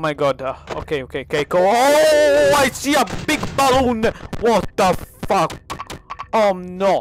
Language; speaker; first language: English; non-native, learner; Italian